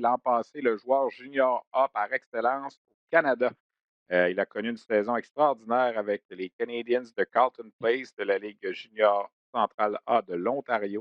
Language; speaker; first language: French; native; French